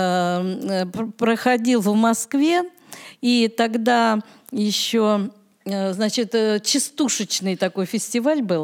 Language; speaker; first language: Russian; native; Russian